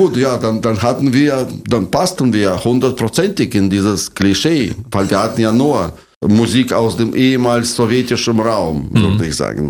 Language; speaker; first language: German; non-native, fluent; Russian